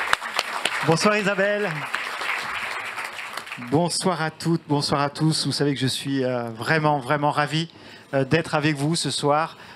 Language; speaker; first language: French; native; French